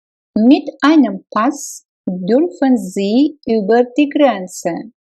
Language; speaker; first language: German; non-native, fluent; Russian